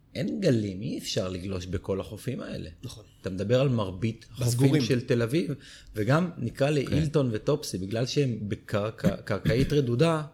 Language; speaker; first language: Hebrew; native; Hebrew